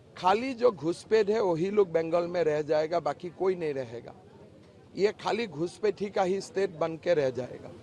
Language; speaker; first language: Hindi; non-native, local second language; Assamese